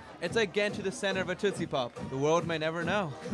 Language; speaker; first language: English; native; English